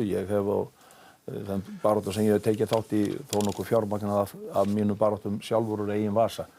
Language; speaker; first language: Icelandic; native; Icelandic